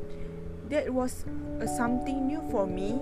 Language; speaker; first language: English; non-native, learner; Malay